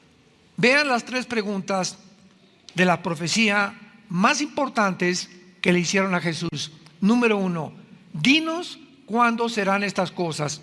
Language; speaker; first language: Spanish; native; Spanish